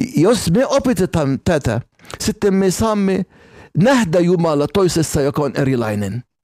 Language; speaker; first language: Finnish; non-native, fluent; Arabic